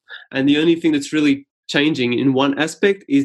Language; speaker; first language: English; non-native, local second language; Serbian